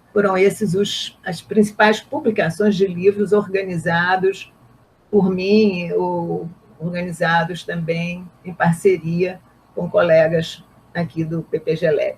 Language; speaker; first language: Portuguese; native; Portuguese